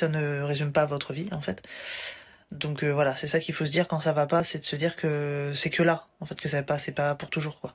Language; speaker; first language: French; native; French